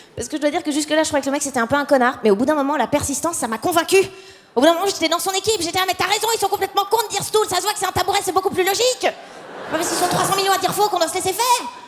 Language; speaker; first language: French; native; French